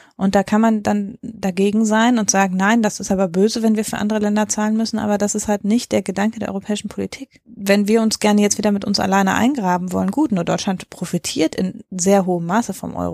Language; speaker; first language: German; native; German